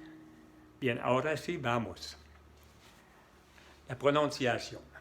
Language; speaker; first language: Spanish; non-native, fluent; French